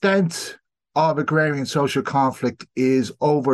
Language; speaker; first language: English; native; English